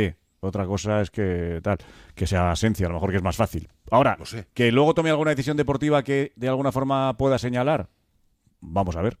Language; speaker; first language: Spanish; native; Spanish